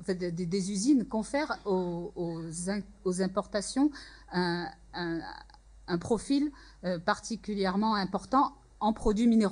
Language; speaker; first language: French; native; French